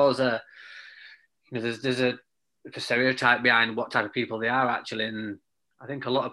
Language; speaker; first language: English; native; English